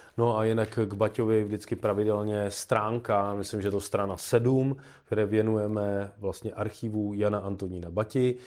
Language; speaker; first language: Czech; native; Czech